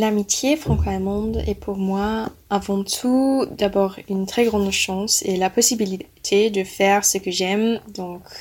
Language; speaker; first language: French; non-native, fluent; German